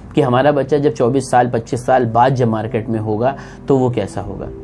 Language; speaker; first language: Hindi; native; Hindi